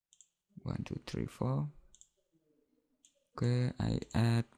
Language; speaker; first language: English; non-native, learner; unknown